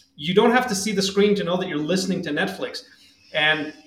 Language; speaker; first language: English; non-native, fluent; Hebrew